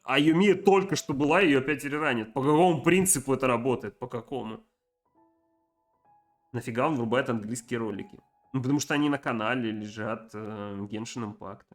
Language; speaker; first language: Russian; native; Russian